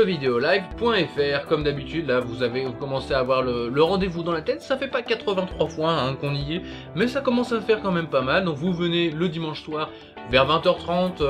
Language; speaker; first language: French; native; French